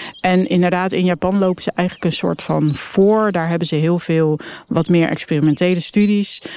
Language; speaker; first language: Dutch; native; Dutch